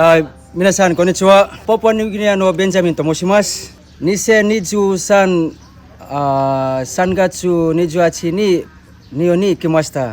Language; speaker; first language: Japanese; non-native, learner; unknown